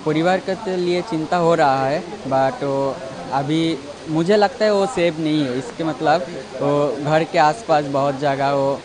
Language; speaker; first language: Hindi; non-native, learner; Bangla